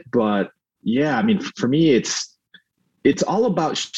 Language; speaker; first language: English; early bilingual, other home language; Korean